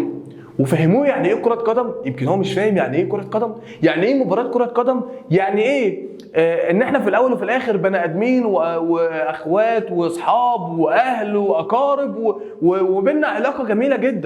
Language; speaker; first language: Arabic; native; Arabic